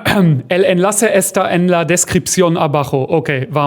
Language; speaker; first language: Spanish; non-native, fluent; German